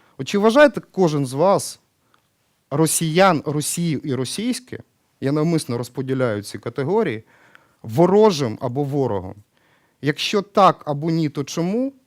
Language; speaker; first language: Ukrainian; native; Ukrainian